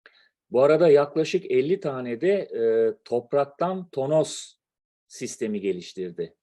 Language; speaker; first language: Turkish; native; Turkish